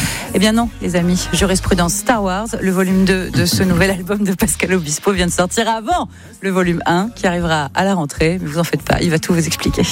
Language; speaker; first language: French; native; French